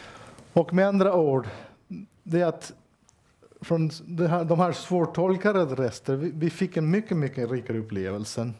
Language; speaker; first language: Swedish; non-native, fluent; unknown